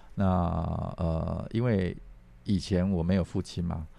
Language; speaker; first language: Chinese; native; Chinese